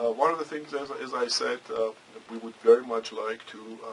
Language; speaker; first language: English; non-native, fluent; Armenian